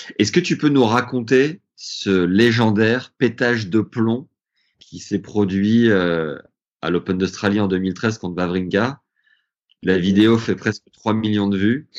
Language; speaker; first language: French; native; French